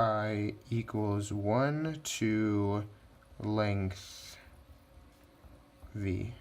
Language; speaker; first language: English; native; English